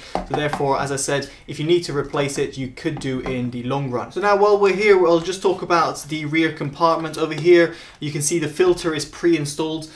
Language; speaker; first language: English; native; English